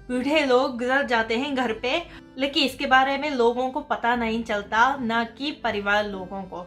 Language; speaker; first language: Hindi; non-native, fluent; Japanese